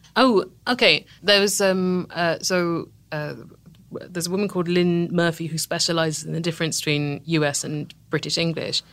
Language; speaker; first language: English; native; English